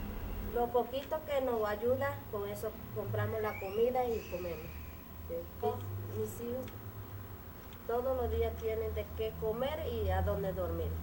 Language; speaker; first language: Spanish; non-native, local second language; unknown